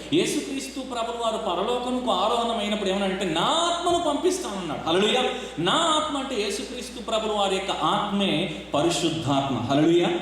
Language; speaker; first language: Telugu; non-native, local second language; Rajasthani